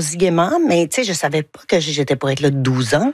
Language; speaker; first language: French; native; French